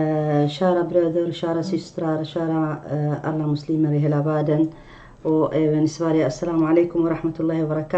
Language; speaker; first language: Swedish; non-native, fluent; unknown